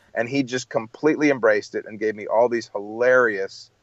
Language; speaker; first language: English; native; English